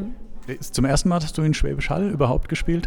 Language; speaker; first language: German; native; German